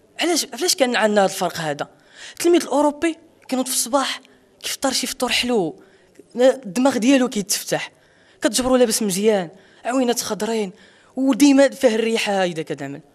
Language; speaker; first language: Arabic; non-native, local second language; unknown